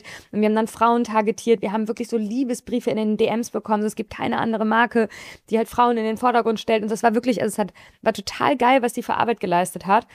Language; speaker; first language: German; native; German